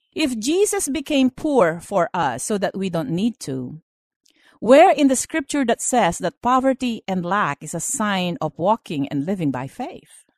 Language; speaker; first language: English; non-native, local second language; Filipino